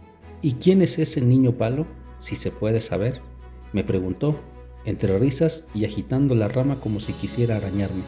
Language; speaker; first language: Spanish; native; Spanish